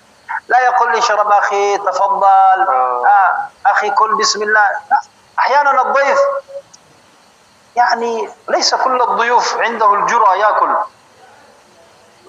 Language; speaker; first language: Arabic; non-native, fluent; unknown